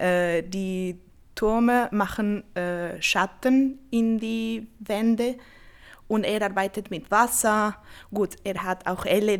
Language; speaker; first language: German; non-native, fluent; Spanish